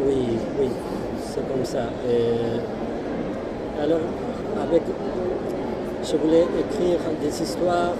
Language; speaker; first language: French; non-native, fluent; Spanish